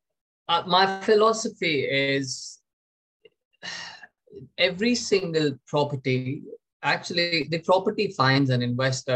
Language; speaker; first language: English; non-native, local second language; Hindi